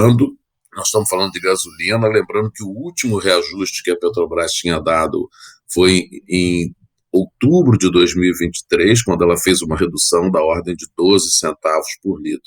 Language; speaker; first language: Portuguese; native; Portuguese